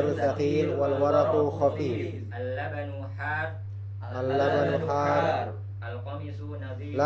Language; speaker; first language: Arabic; non-native, learner; Indonesian